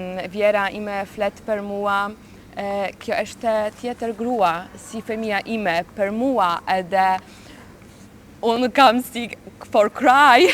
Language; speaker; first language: Albanian; non-native, learner; Polish